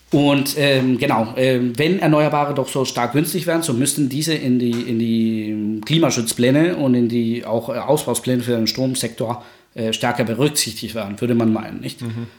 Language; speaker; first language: German; non-native, fluent; Spanish